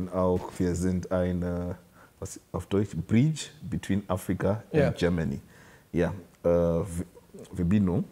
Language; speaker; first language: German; non-native, learner; Shona